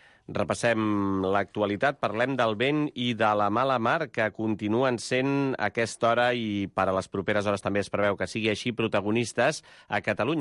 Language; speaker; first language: Catalan; native; Catalan